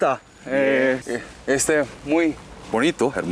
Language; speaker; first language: Spanish; non-native, learner; Korean